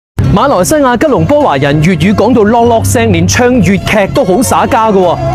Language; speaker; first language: Cantonese; native; Cantonese